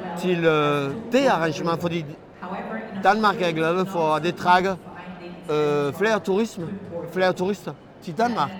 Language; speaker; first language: Danish; non-native, fluent; French